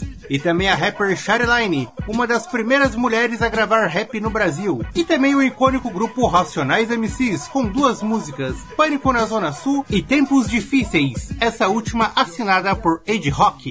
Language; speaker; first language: Portuguese; native; Portuguese